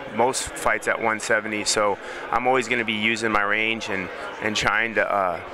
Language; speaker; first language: English; native; English